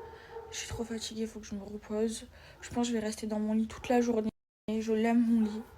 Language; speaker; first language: French; native; French